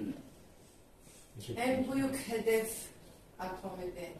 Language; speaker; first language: Turkish; non-native, learner; Turkmen